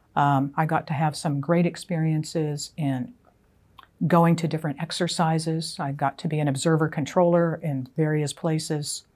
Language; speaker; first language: English; native; English